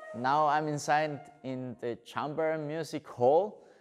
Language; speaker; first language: English; non-native, fluent; Spanish